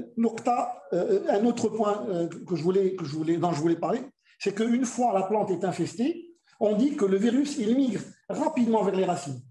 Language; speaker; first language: French; non-native, local second language; Arabic